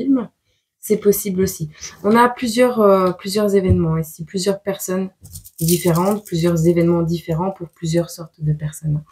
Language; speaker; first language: French; native; French